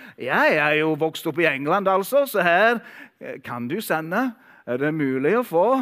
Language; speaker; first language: Norwegian; non-native, fluent; English